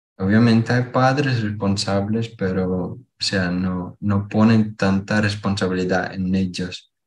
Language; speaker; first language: Spanish; non-native, fluent; Portuguese